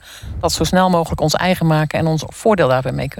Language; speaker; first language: Dutch; native; Dutch